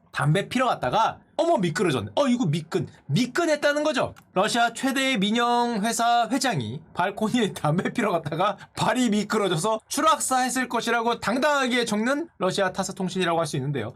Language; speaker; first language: Korean; native; Korean